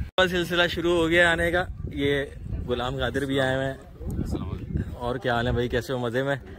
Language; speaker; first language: Hindi; native; Hindi